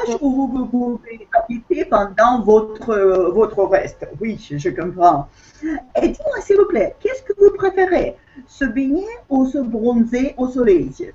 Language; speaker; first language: French; non-native, fluent; Russian